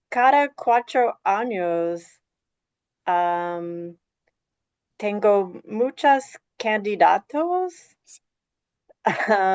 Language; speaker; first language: Spanish; non-native, fluent; English